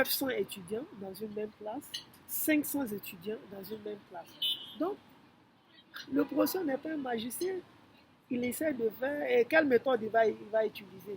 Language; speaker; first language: French; non-native, fluent; Yoruba